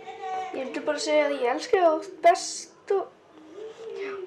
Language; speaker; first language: Icelandic; non-native, local second language; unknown